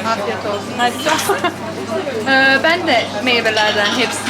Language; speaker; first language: Turkish; non-native, learner; Bosnian